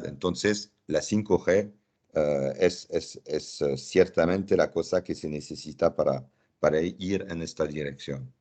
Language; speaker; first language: Spanish; non-native, fluent; French